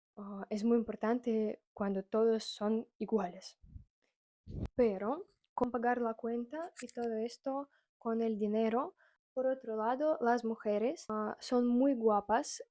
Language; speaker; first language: Spanish; non-native, fluent; Russian